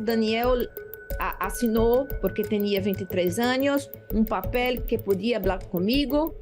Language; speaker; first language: Spanish; non-native, learner; Portuguese